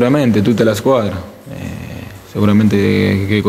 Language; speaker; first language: Italian; non-native, fluent; Spanish